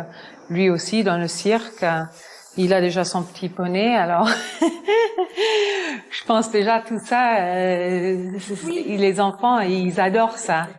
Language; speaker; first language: French; non-native, fluent; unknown